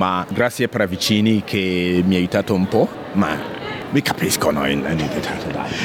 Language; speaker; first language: Italian; non-native, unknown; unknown